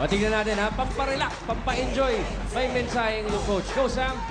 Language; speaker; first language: Filipino; native; Filipino